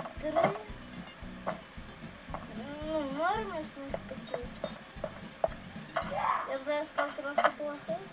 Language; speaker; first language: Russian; non-native, local second language; Ukrainian